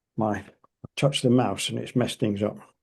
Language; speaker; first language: English; native; English